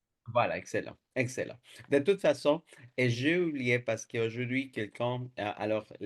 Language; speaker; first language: French; non-native, fluent; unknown